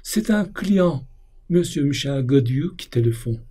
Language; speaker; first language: French; non-native, fluent; Turkish